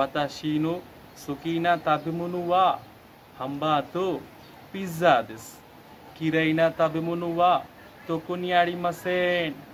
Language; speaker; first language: Japanese; non-native, learner; Bangla